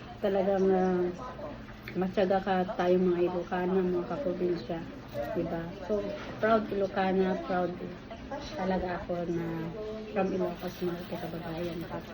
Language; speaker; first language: Filipino; non-native, local second language; Iloko